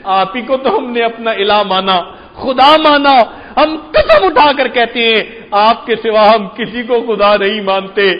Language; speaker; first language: Urdu; non-native, local second language; Punjabi